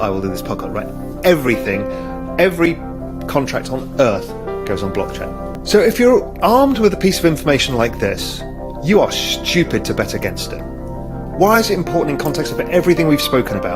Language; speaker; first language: English; native; English